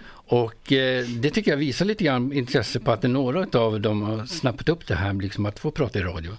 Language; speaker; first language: Swedish; native; Swedish